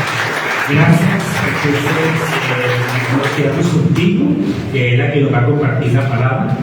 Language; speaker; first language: Spanish; native; Spanish